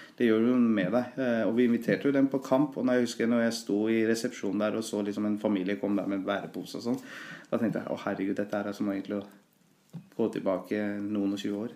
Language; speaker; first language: Norwegian; early bilingual, other home language; Persian